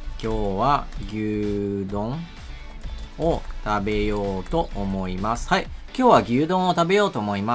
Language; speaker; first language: Japanese; non-native, fluent; Portuguese